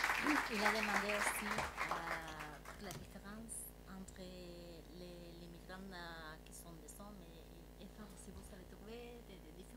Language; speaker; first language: French; non-native, fluent; Spanish